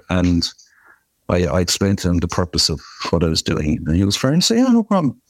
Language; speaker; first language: English; native; English